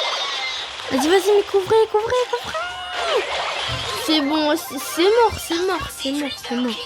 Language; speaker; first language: French; native; French